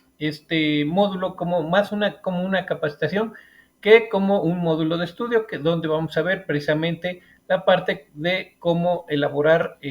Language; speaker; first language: Spanish; native; Spanish